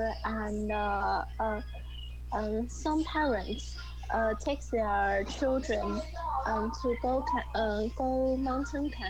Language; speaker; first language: English; non-native, learner; Chinese